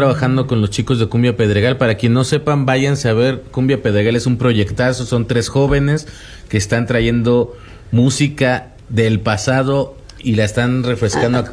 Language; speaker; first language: Spanish; native; Spanish